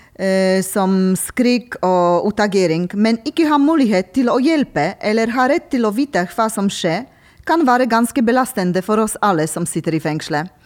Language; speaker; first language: Norwegian; non-native, fluent; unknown